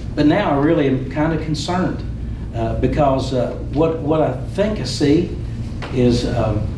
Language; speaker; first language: English; native; English